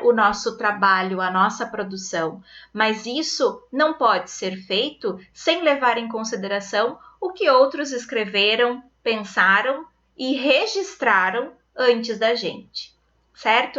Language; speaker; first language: Portuguese; native; Portuguese